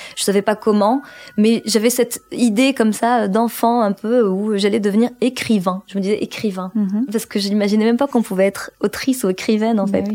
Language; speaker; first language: French; non-native, local second language; Arabic